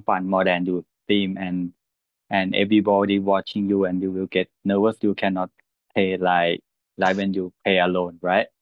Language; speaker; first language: English; non-native, learner; Thai